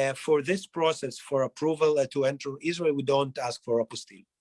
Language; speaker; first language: English; non-native, fluent; Hebrew